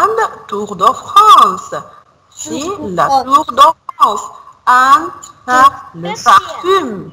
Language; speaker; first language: French; non-native, fluent; Arabic